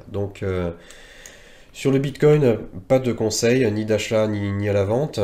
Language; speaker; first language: French; native; French